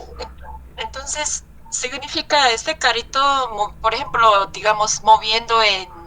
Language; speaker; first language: Spanish; non-native, learner; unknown